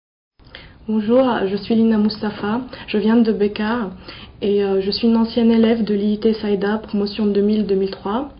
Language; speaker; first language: French; non-native, local second language; Arabic